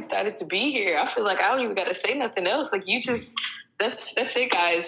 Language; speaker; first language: English; native; English